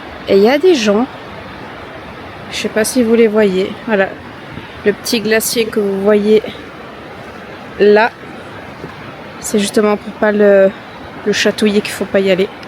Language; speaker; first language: French; native; French